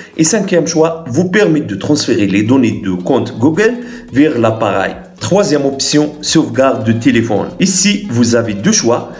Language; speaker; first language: French; non-native, local second language; Arabic